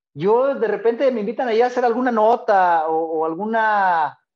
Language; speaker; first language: Spanish; native; Spanish